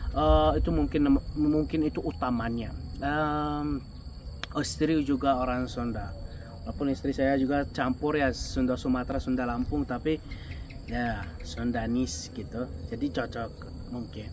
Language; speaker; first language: Indonesian; non-native, fluent; Arabic